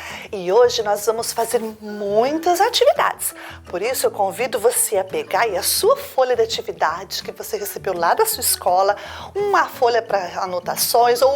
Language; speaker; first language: Portuguese; native; Portuguese